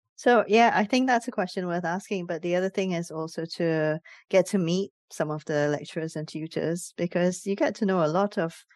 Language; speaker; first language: English; native; English